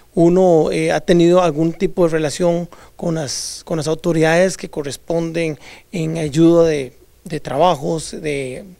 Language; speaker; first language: Spanish; native; Spanish